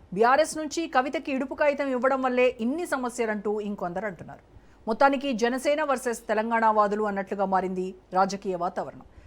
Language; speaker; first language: Telugu; native; Telugu